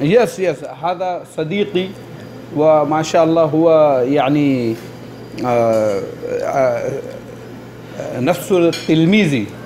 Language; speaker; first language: Arabic; non-native, learner; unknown